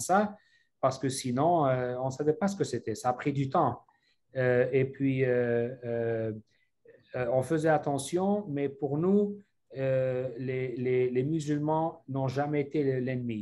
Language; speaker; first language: French; non-native, local second language; Arabic